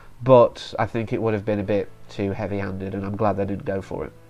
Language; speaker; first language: English; native; English